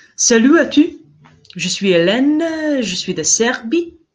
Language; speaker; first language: French; non-native, learner; Serbian